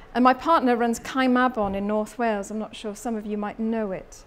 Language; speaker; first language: English; native; English